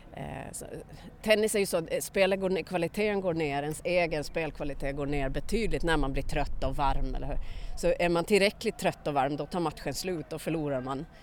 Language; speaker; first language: Swedish; native; Swedish